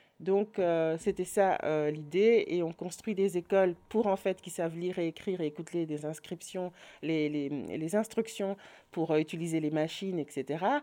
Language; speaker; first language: French; native; French